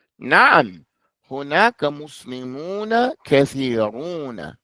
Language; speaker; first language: Arabic; non-native, fluent; English